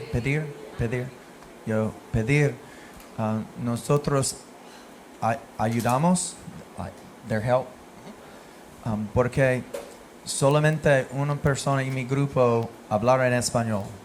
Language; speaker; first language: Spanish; non-native, learner; English